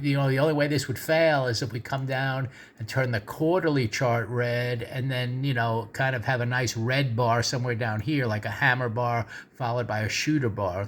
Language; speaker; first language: English; native; English